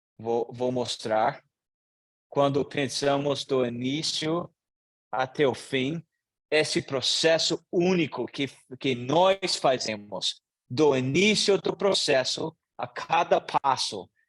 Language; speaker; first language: Portuguese; non-native, learner; English